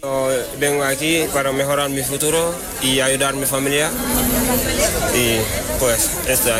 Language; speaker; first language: Spanish; non-native, learner; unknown